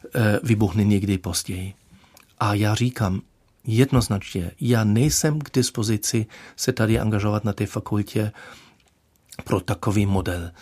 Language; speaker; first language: Czech; non-native, fluent; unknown